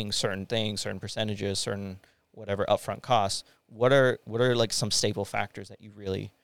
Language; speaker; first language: English; early bilingual, other home language; Hindi